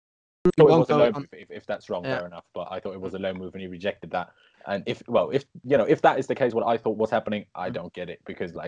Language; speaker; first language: English; native; English